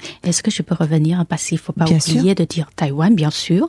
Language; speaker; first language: French; non-native, fluent; Chinese